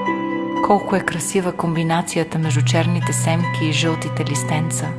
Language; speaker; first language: Bulgarian; native; Bulgarian